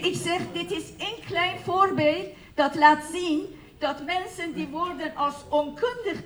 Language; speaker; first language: Dutch; non-native, fluent; Persian